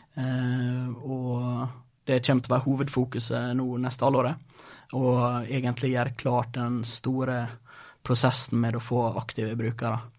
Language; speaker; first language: Norwegian; early bilingual, other home language; Swedish